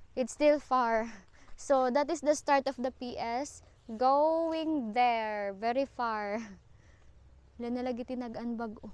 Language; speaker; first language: English; non-native, local second language; Cebuano